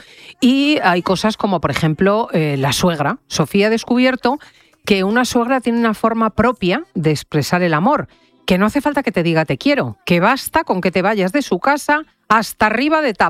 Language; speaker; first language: Spanish; native; Spanish